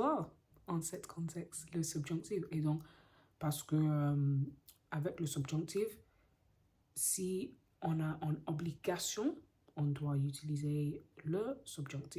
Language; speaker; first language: French; non-native, learner; English